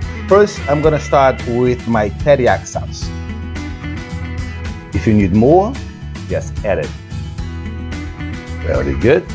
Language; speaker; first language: English; non-native, fluent; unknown